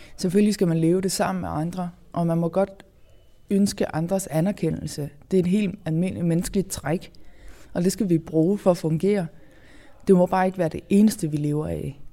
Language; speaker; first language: Danish; native; Danish